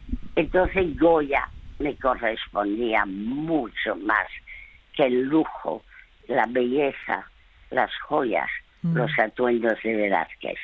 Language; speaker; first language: Spanish; early bilingual, other home language; French